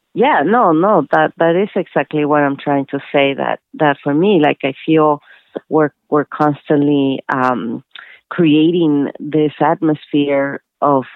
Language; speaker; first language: English; early bilingual, other home language; Spanish